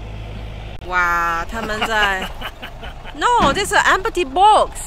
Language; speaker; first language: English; non-native, learner; Chinese